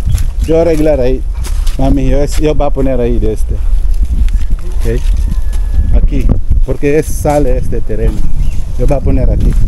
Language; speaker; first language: Spanish; non-native, learner; Filipino